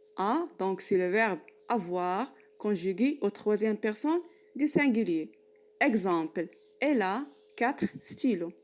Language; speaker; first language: French; non-native, local second language; Arabic